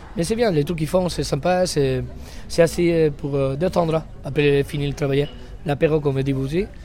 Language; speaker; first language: French; non-native, fluent; Spanish